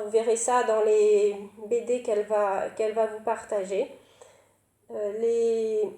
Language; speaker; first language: French; native; French